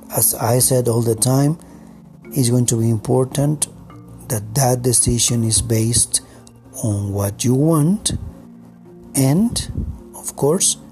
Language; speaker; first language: English; non-native, fluent; Spanish